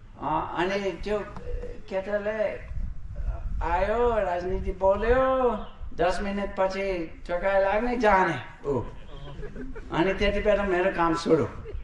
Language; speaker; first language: Nepali; non-native, fluent; English